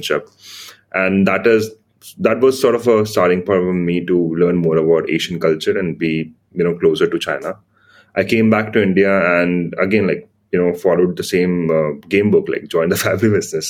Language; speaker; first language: English; non-native, local second language; Hindi